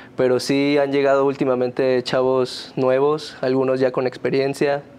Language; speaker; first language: Spanish; native; Spanish